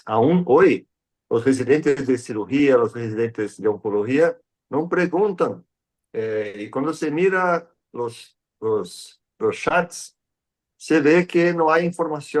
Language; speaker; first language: Spanish; non-native, fluent; Portuguese